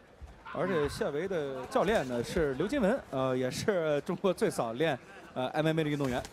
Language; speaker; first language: Chinese; native; Chinese